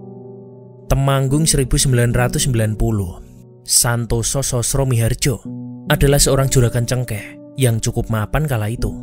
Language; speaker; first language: Indonesian; native; Indonesian